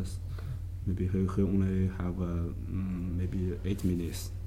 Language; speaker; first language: English; non-native, learner; Chinese